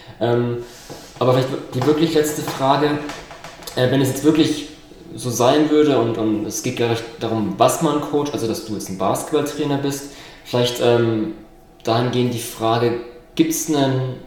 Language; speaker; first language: German; native; German